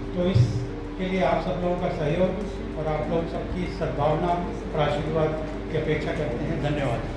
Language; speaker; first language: Hindi; native; Hindi